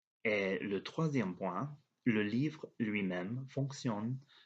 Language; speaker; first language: French; non-native, learner; English